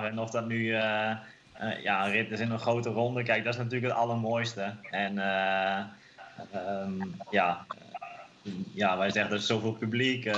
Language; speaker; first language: Dutch; native; Dutch